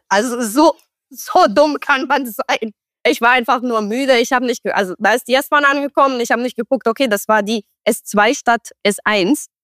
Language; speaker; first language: German; non-native, fluent; Romanian